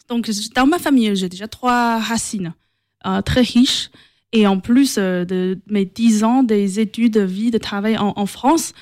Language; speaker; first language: French; non-native, fluent; Cantonese